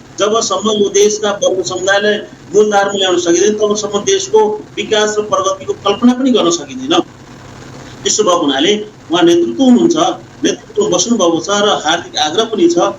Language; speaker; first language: Nepali; non-native, local second language; Rana Tharu